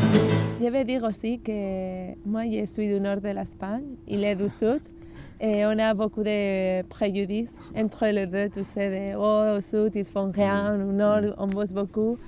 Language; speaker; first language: French; non-native, learner; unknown